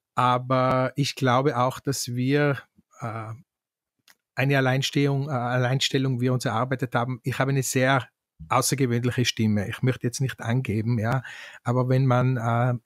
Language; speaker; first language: German; native; German